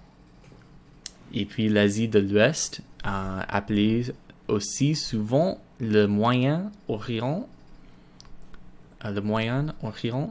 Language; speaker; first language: French; non-native, learner; English